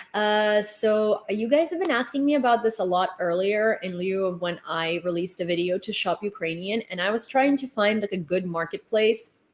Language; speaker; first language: English; non-native, fluent; Ukrainian